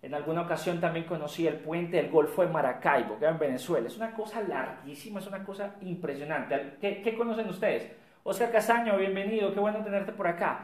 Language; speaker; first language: Spanish; native; Spanish